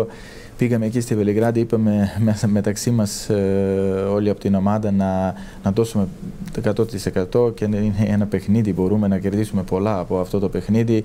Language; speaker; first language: Greek; non-native, fluent; Serbian